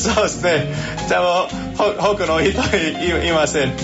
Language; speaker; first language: Japanese; non-native, fluent; English